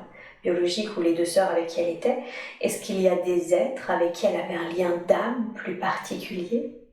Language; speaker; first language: French; native; French